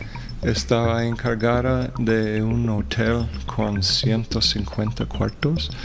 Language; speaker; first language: Spanish; non-native, fluent; English